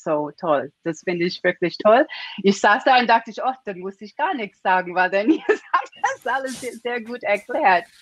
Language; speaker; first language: German; non-native, fluent; English